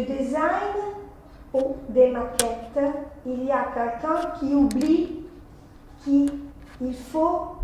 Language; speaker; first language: French; non-native, fluent; Italian